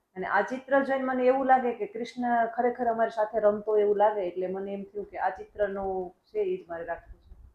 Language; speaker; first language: Gujarati; native; Gujarati